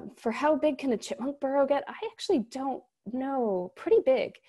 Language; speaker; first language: English; native; English